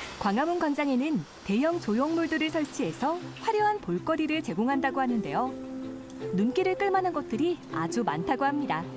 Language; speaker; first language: Korean; native; Korean